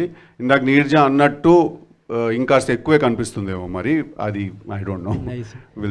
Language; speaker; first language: Telugu; native; Telugu